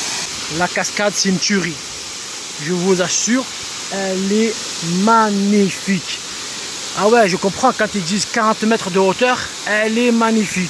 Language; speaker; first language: French; native; French